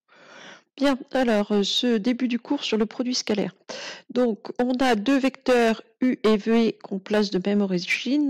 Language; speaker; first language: French; native; French